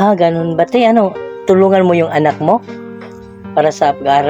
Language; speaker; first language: Filipino; non-native, local second language; Cebuano